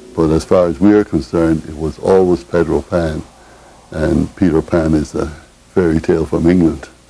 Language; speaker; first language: English; native; English